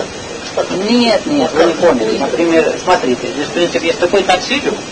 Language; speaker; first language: Russian; non-native, learner; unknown